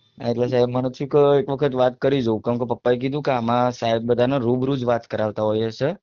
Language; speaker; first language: Gujarati; native; Gujarati